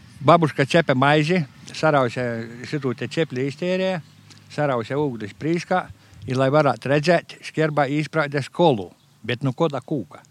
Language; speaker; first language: Latvian; native; Latvian